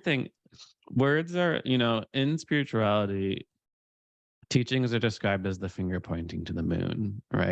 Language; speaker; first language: English; native; English